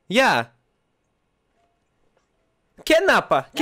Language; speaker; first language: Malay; non-native, learner; Russian